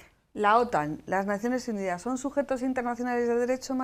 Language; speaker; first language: Spanish; native; Spanish